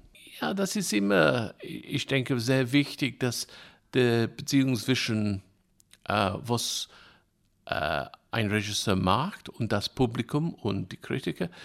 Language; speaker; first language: German; non-native, fluent; English